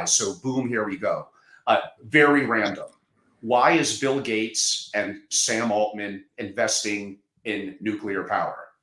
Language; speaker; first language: English; native; English